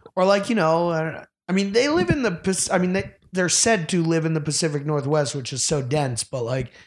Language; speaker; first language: English; native; English